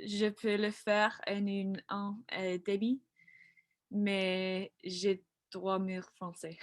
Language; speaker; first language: French; non-native, learner; English